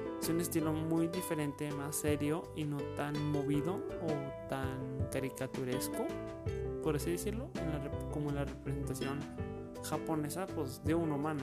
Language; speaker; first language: Spanish; native; Spanish